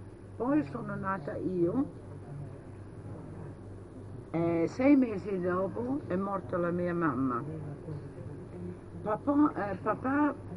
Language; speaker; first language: Italian; early bilingual, heritage; Italian